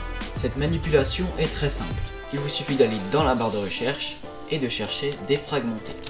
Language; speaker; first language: French; native; French